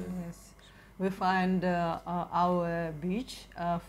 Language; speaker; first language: English; non-native, learner; Russian